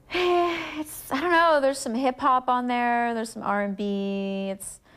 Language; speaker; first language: English; early bilingual, other home language; Portuguese